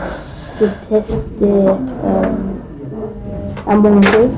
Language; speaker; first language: French; non-native, learner; English